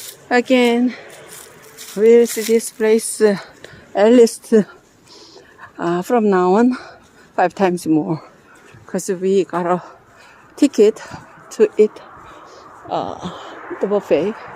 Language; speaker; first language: English; non-native, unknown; Korean